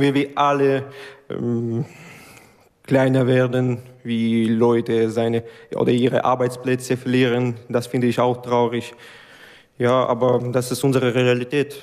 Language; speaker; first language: German; non-native, fluent; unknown